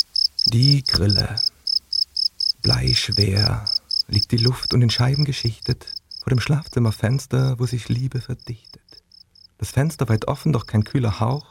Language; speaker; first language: German; native; German